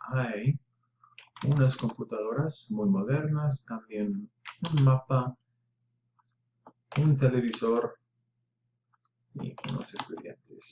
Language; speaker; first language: Spanish; non-native, learner; English